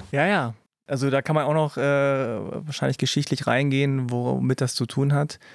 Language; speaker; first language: German; early bilingual, other home language; Korean